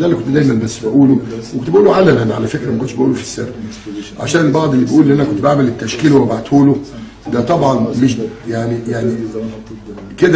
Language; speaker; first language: Arabic; native; Arabic